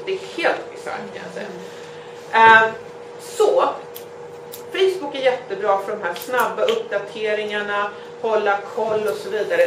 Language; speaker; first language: Swedish; native; Swedish